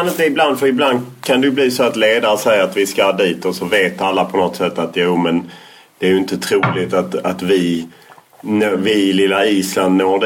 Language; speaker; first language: Swedish; native; Swedish